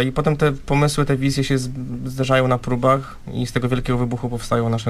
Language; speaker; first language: Polish; native; Polish